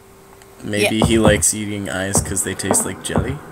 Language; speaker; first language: English; native; English